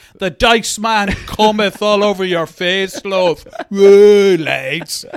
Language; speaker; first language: English; native; English